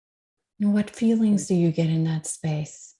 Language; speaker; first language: English; native; English